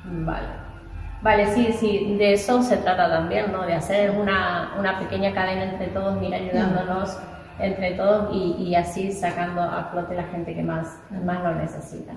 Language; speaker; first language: Spanish; native; Spanish